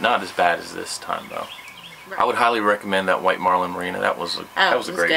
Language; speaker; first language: English; native; English